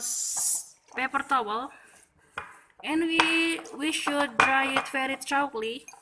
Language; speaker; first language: English; non-native, learner; Indonesian